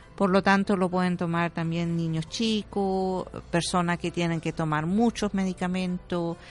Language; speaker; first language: Spanish; non-native, fluent; German